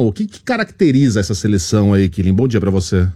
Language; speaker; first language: Portuguese; native; Portuguese